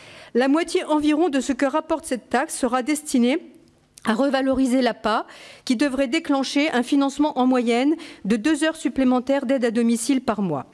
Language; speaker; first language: French; native; French